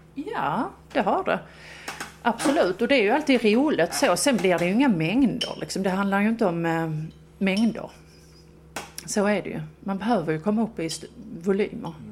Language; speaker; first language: Swedish; native; Swedish